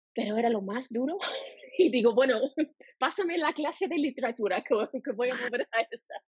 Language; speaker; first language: Spanish; non-native, fluent; English